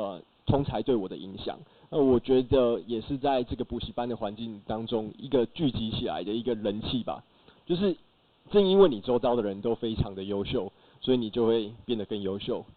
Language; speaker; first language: Chinese; native; Chinese